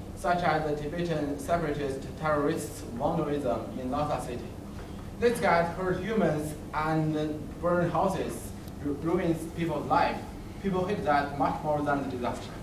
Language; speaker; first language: English; non-native, learner; Chinese